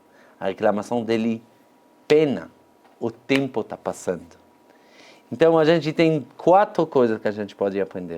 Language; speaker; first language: Portuguese; non-native, fluent; Hebrew